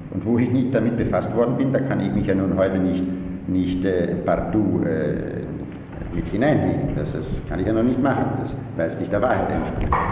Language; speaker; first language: German; native; German